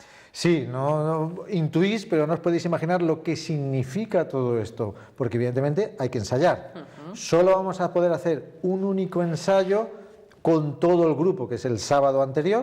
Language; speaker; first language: Spanish; native; Spanish